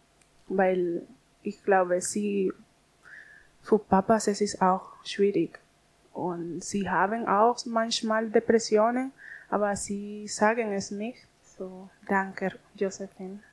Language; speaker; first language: German; non-native, learner; Spanish